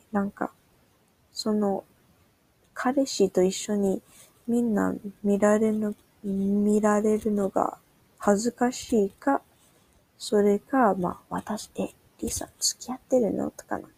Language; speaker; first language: Japanese; non-native, learner; English